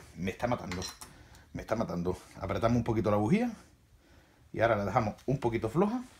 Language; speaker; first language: Spanish; native; Spanish